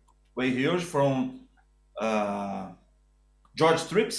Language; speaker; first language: English; non-native, learner; Portuguese